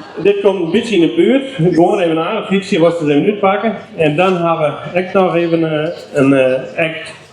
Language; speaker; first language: Dutch; non-native, local second language; Western Frisian